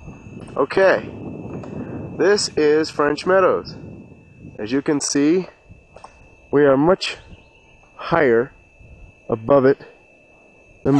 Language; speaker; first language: English; native; English